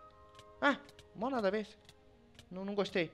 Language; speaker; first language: Portuguese; native; Portuguese